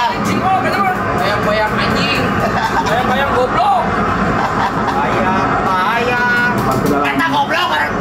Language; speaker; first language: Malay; non-native, local second language; Sundanese